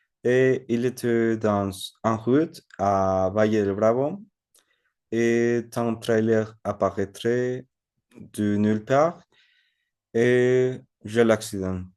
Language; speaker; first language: French; non-native, learner; Spanish